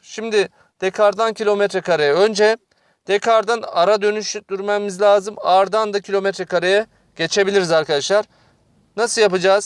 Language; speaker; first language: Turkish; native; Turkish